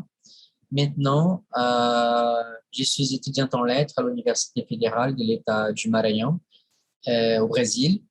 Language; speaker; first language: French; non-native, fluent; Portuguese